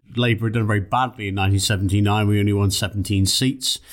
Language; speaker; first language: English; native; English